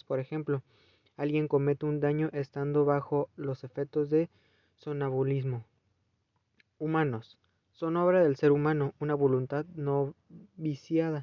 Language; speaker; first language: Spanish; native; Spanish